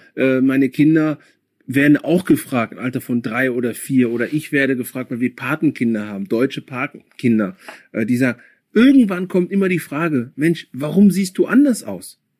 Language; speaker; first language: German; early bilingual, other home language; Akan